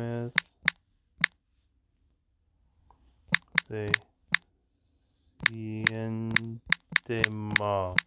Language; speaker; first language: Spanish; non-native, learner; English